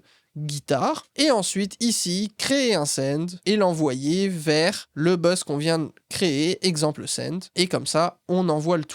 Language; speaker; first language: French; native; French